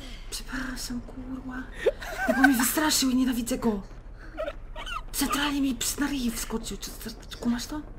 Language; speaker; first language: Polish; native; Polish